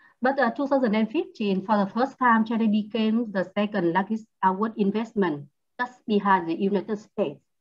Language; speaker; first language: English; non-native, learner; Vietnamese